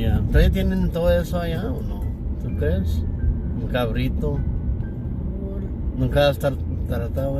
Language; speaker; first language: Spanish; early bilingual, heritage; English